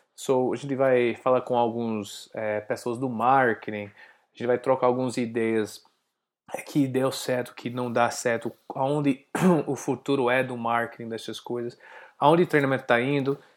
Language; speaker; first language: Portuguese; non-native, fluent; English